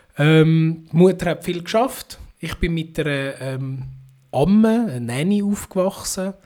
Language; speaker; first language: German; early bilingual, other home language; Filipino